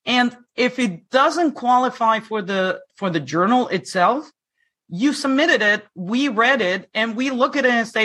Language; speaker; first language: English; non-native, fluent; Spanish